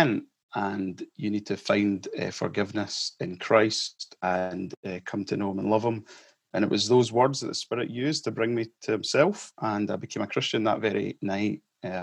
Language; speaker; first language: English; native; English